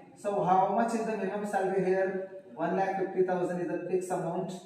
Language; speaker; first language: English; non-native, local second language; Kannada